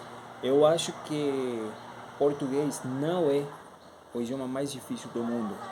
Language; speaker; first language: Portuguese; non-native, fluent; Spanish